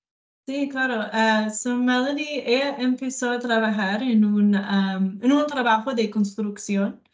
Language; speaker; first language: Spanish; non-native, learner; English